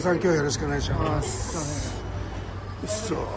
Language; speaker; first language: Japanese; native; Japanese